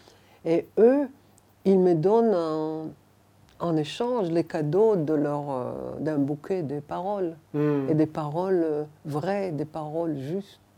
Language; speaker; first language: French; non-native, fluent; Hebrew